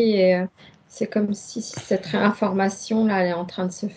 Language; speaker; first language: French; native; French